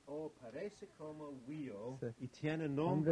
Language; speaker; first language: Spanish; non-native, fluent; English